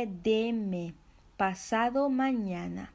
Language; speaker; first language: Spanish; non-native, fluent; Haitian Creole